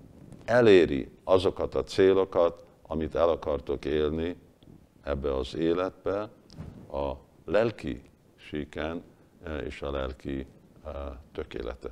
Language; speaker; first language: Hungarian; early bilingual, heritage; Hungarian